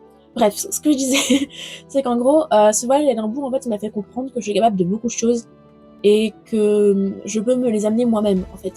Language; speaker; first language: French; native; French